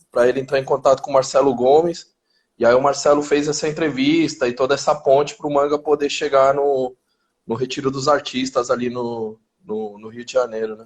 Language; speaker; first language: Portuguese; early bilingual, other home language; Spanish